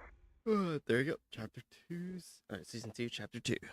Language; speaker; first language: English; native; English